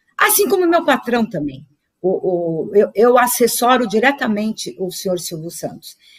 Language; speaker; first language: Portuguese; native; Portuguese